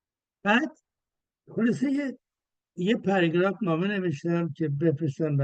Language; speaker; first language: Persian; native; Persian